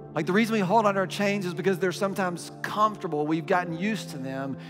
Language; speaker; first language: English; native; English